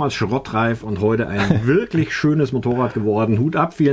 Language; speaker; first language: German; native; German